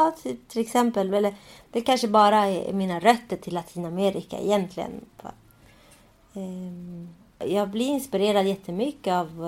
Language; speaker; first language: Swedish; early bilingual, other home language; Spanish